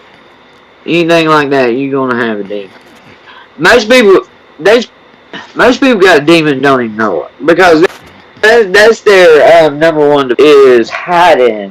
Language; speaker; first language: English; native; English